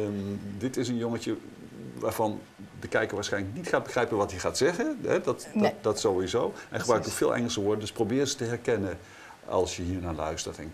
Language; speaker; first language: Dutch; native; Dutch